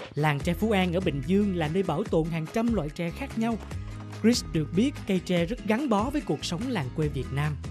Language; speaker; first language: Vietnamese; native; Vietnamese